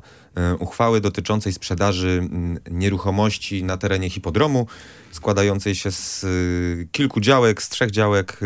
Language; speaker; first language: Polish; native; Polish